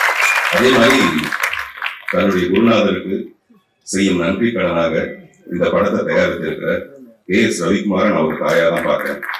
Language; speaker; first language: Tamil; native; Tamil